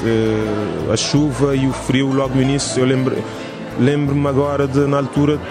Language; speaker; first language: Portuguese; non-native, local second language; Kabuverdianu